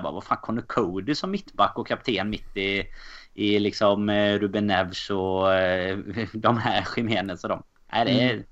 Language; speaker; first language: Swedish; native; Swedish